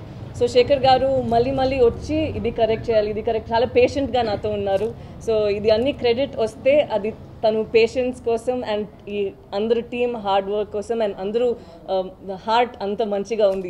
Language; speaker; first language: Telugu; non-native, learner; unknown